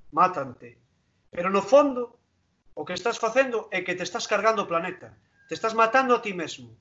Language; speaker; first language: Galician; non-native, local second language; Spanish